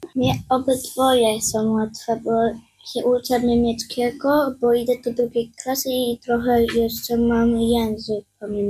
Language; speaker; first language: Polish; early bilingual, heritage; Polish